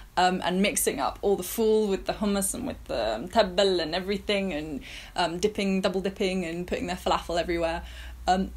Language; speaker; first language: English; native; English